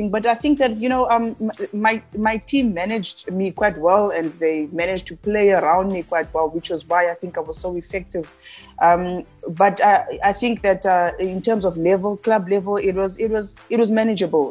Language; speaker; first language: English; non-native, local second language; Xhosa